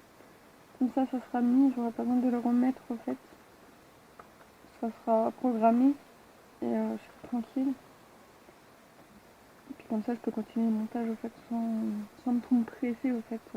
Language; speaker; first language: French; native; French